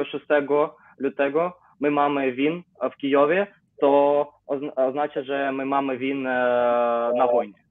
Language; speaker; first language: Polish; non-native, learner; Ukrainian